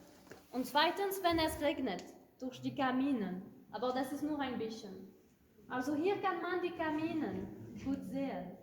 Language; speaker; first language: German; non-native, local second language; French